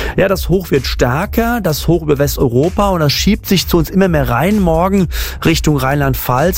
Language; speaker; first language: German; native; German